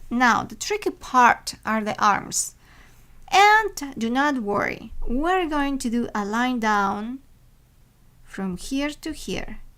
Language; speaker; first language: English; non-native, fluent; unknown